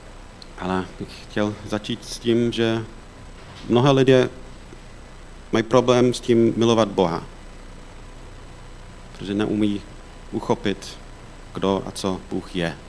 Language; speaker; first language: Czech; non-native, fluent; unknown